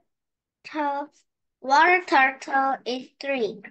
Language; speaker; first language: English; non-native, learner; Korean